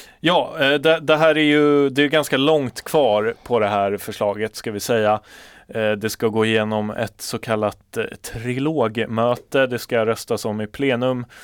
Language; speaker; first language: Swedish; native; Swedish